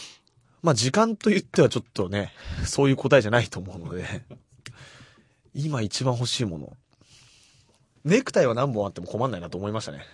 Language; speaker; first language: Japanese; native; Japanese